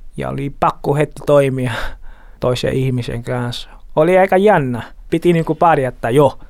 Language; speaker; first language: Finnish; non-native, learner; Portuguese